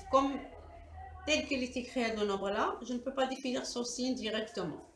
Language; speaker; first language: French; non-native, local second language; Arabic